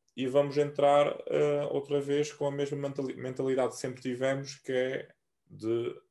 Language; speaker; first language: Portuguese; non-native, local second language; Kabuverdianu